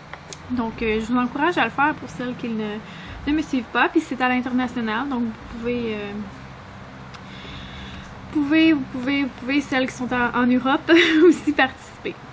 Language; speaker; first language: French; native; French